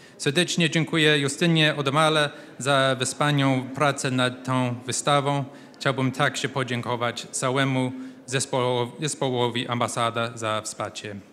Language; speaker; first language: Polish; non-native, fluent; English